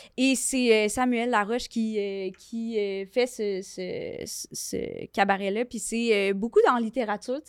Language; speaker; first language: French; native; French